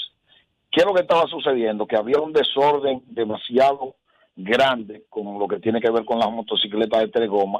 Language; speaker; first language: Spanish; native; Spanish